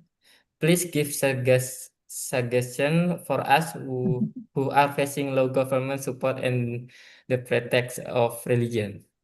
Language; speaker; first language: English; non-native, learner; Indonesian